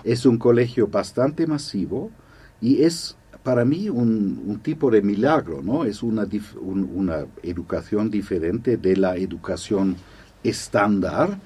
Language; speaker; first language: Spanish; non-native, fluent; German